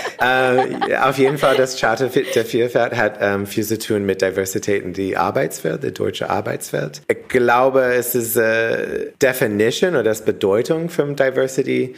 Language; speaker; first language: German; non-native, learner; English